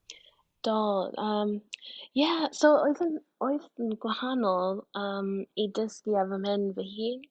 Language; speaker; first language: Welsh; non-native, fluent; English